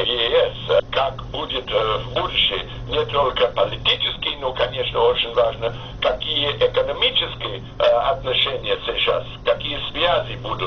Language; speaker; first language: Russian; non-native, fluent; English